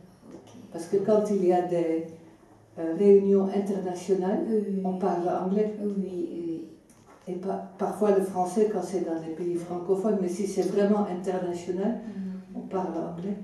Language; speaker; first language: French; non-native, fluent; Dutch